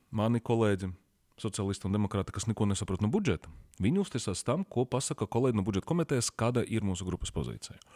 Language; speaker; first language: Latvian; non-native, local second language; Russian